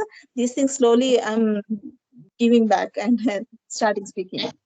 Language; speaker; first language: English; non-native, learner; Telugu